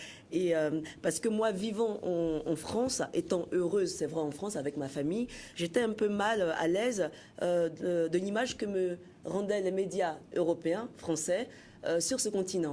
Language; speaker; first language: French; early bilingual, other home language; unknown